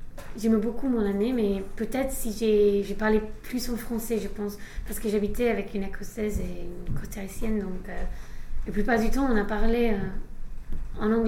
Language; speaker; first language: French; non-native, fluent; English